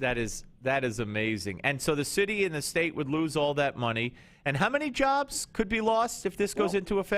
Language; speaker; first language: English; native; English